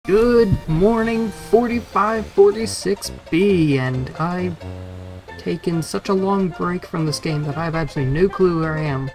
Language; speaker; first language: English; native; English